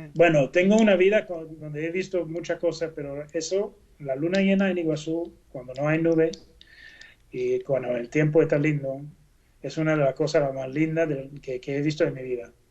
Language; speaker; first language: Spanish; non-native, fluent; Dutch